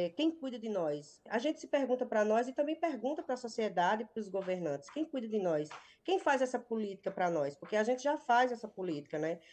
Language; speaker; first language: Portuguese; native; Portuguese